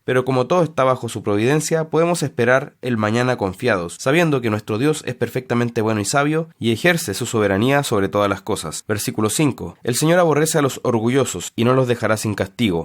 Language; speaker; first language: Spanish; native; Spanish